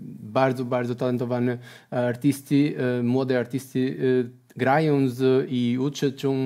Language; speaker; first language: Polish; non-native, learner; Portuguese